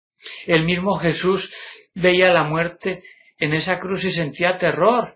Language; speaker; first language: Spanish; native; Spanish